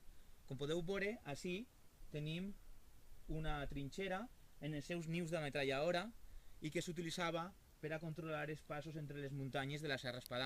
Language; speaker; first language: Catalan; native; Catalan